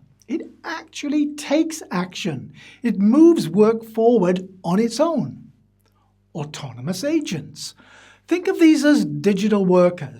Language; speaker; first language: English; native; English